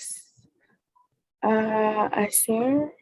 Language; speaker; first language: Spanish; non-native, learner; English